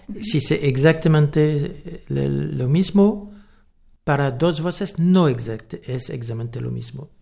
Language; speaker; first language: Spanish; non-native, learner; French